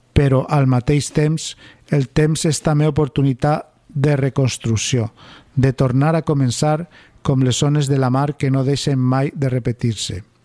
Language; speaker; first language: Catalan; non-native, local second language; Spanish